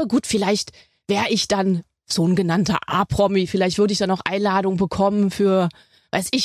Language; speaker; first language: German; native; German